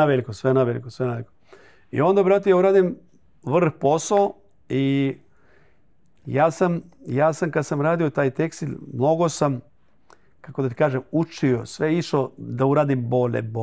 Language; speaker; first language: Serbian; early bilingual, heritage; Croatian